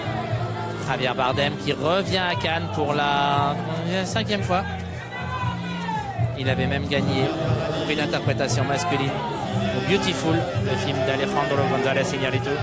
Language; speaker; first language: French; native; French